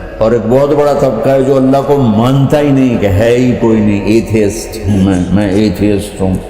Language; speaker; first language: Urdu; non-native, local second language; Punjabi